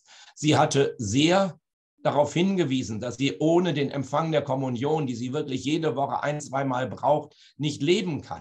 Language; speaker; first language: German; native; German